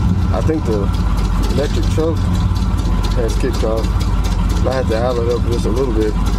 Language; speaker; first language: English; native; English